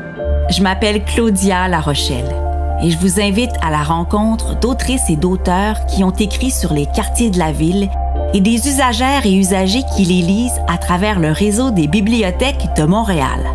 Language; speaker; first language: French; native; French